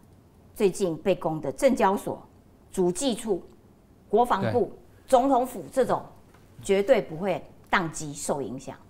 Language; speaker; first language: Chinese; native; Chinese